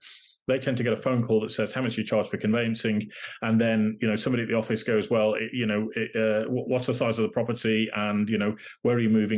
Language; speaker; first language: English; native; English